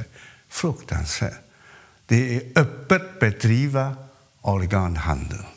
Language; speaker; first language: Swedish; non-native, fluent; Cantonese